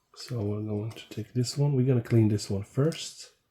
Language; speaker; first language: English; non-native, fluent; Arabic